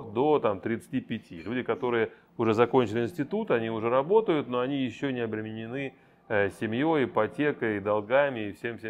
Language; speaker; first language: Russian; native; Russian